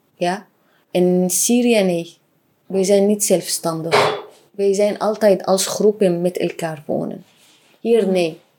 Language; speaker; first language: Dutch; non-native, learner; Arabic